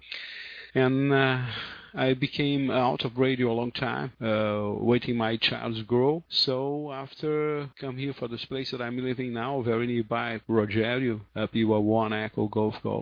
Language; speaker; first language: English; non-native, learner; Portuguese